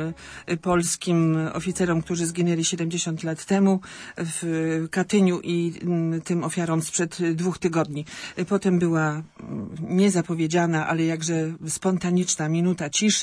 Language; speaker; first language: Polish; native; Polish